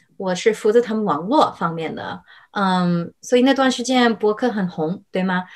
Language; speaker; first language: Chinese; non-native, fluent; English